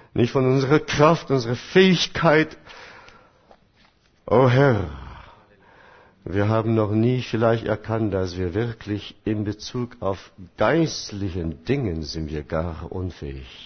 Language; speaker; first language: German; non-native, fluent; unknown